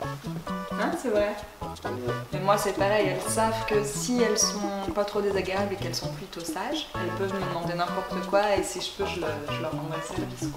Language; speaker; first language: French; native; French